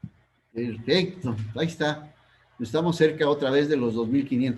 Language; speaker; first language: Spanish; native; Spanish